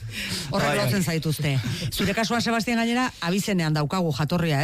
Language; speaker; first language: Basque; native; Basque